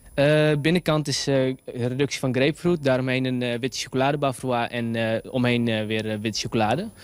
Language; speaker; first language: Dutch; native; Dutch